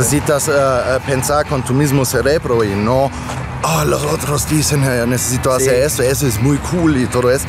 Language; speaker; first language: Spanish; non-native, fluent; German